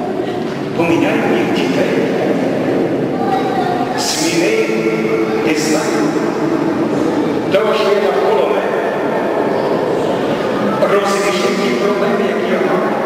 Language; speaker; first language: Ukrainian; non-native, local second language; Rusyn